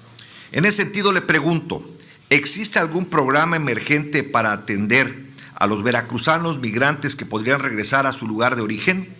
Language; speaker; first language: Spanish; native; Spanish